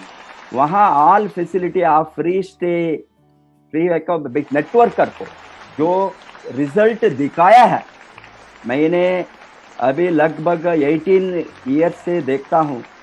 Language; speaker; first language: Hindi; non-native, local second language; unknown